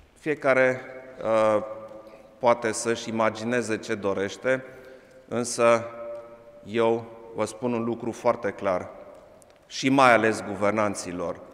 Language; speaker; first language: Romanian; non-native, local second language; German